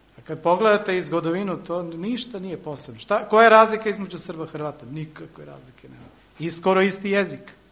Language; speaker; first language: Serbian; early bilingual, heritage; Serbian